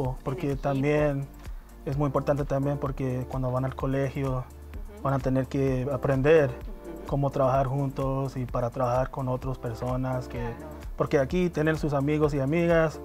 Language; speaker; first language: Spanish; early bilingual, heritage; Spanish